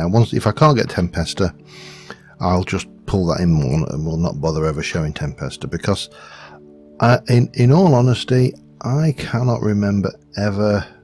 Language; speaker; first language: English; native; English